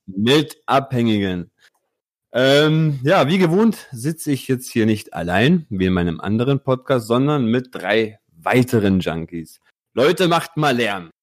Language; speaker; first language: German; early bilingual, other home language; Italian